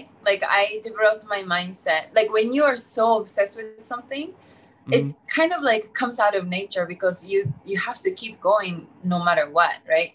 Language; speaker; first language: English; non-native, fluent; Japanese